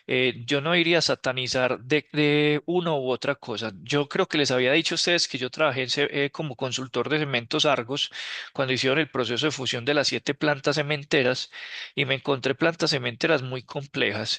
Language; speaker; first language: Spanish; native; Spanish